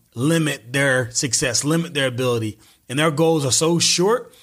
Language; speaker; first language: English; native; English